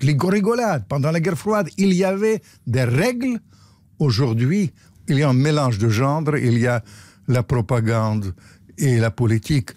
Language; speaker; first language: French; non-native, fluent; Russian